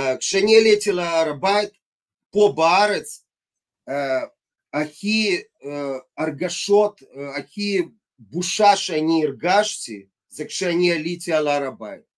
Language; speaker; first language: Hebrew; non-native, fluent; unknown